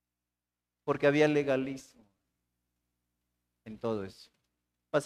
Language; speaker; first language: Spanish; native; Spanish